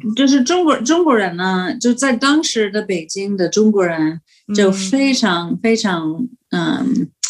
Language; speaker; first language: Chinese; non-native, fluent; English